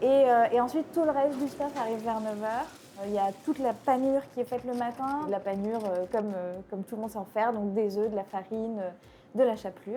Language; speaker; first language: French; native; French